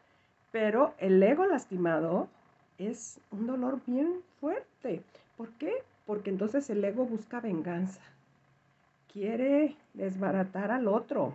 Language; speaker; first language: Spanish; native; Spanish